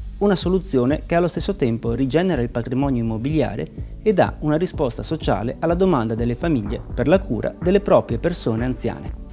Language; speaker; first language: Italian; native; Italian